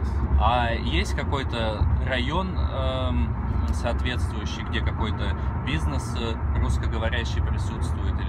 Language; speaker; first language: Russian; native; Russian